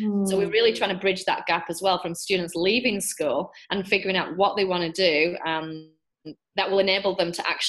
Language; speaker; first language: English; native; English